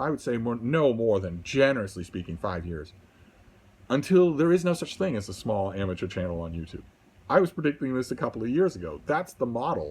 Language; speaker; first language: English; native; English